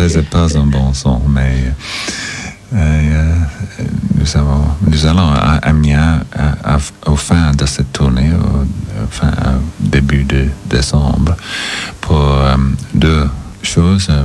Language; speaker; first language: French; non-native, learner; English